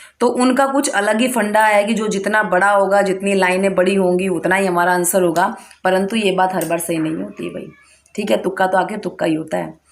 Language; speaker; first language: Hindi; native; Hindi